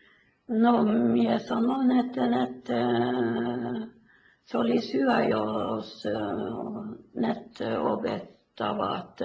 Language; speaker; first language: Finnish; early bilingual, heritage; Finnish